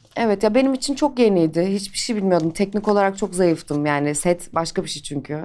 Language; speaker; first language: Turkish; native; Turkish